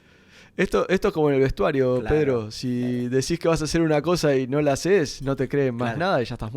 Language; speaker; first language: Spanish; native; Spanish